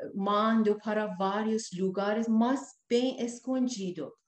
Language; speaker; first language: Portuguese; non-native, learner; Persian